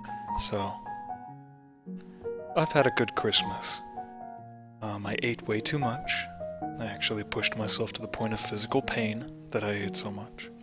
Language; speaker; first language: English; native; English